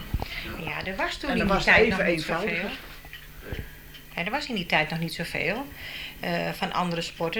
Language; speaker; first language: Dutch; native; Dutch